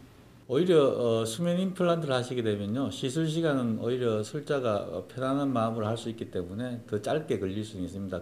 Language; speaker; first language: Korean; native; Korean